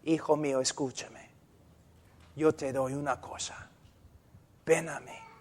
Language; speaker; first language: Spanish; non-native, fluent; English